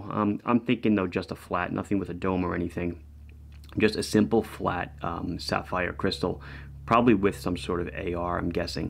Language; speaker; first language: English; native; English